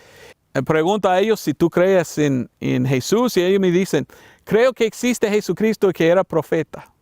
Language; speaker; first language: Spanish; non-native, fluent; English